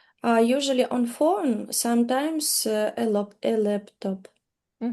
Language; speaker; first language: English; non-native, learner; Russian